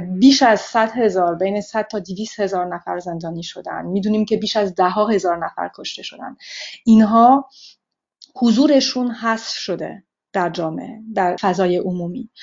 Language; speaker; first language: Persian; early bilingual, heritage; Persian